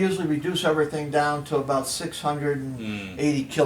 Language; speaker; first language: English; native; English